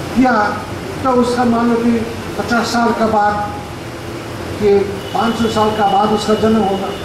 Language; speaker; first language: Hindi; non-native, local second language; Bangla